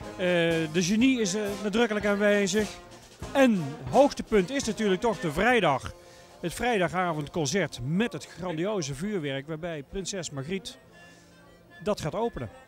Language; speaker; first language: Dutch; native; Dutch